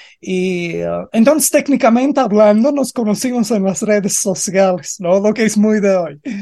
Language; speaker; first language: Spanish; non-native, fluent; Latvian